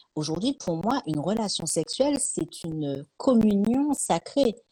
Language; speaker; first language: French; native; French